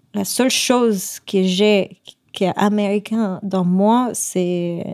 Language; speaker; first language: French; non-native, fluent; Spanish